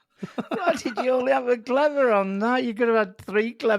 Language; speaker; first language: English; native; English